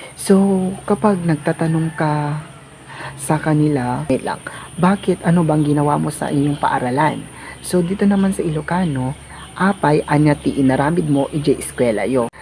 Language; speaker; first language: Filipino; non-native, local second language; Iloko